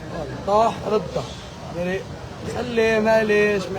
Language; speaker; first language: Arabic; native; Arabic